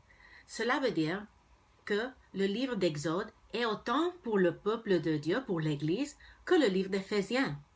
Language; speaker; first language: French; non-native, fluent; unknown